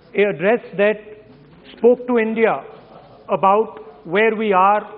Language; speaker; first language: English; non-native, local second language; Hindi